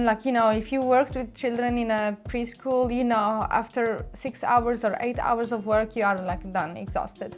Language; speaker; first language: English; non-native, local second language; Arabic